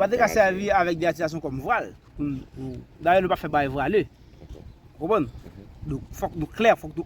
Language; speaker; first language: French; non-native, learner; Haitian Creole